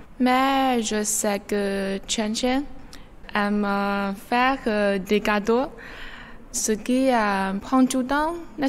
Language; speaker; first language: French; non-native, learner; Chinese